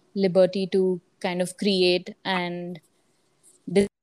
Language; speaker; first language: English; non-native, local second language; Gujarati